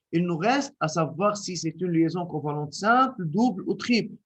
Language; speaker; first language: French; non-native, local second language; Arabic